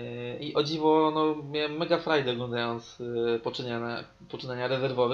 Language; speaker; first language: Polish; native; Polish